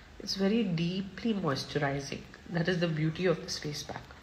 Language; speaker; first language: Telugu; non-native, local second language; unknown